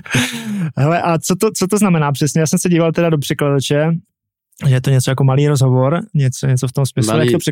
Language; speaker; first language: Czech; native; Czech